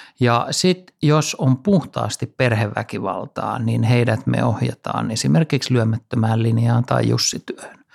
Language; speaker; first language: Finnish; native; Finnish